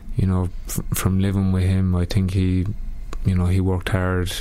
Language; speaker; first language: English; native; English